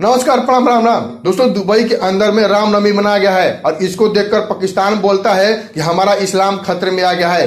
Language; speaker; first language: Hindi; native; Hindi